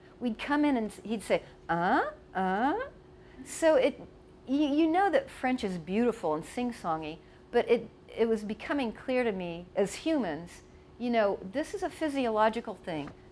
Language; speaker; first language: English; native; English